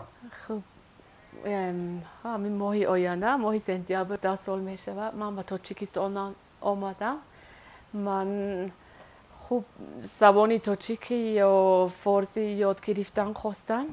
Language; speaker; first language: Persian; non-native, learner; Swiss German